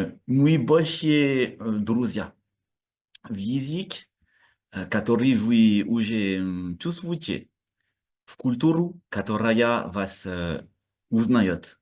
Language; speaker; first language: Russian; non-native, learner; French